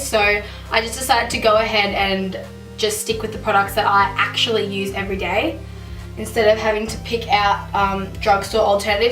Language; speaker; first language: English; native; English